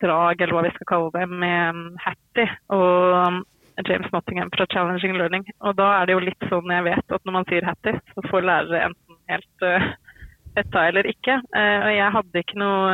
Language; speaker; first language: Norwegian; native; Norwegian